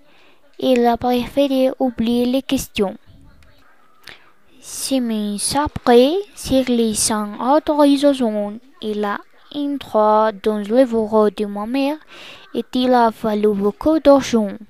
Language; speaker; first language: French; non-native, learner; Spanish